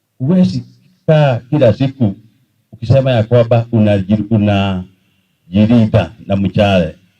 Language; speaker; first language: Swahili; non-native, local second language; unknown